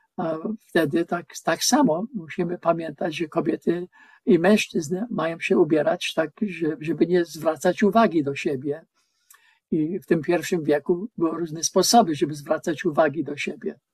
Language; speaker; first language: Polish; non-native, learner; English